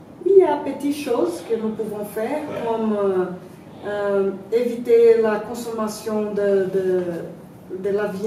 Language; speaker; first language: French; non-native, learner; Portuguese